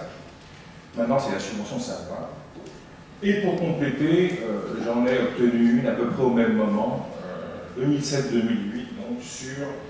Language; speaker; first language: French; native; French